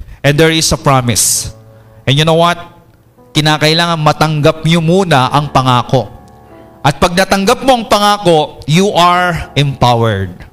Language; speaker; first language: Filipino; non-native, local second language; Iloko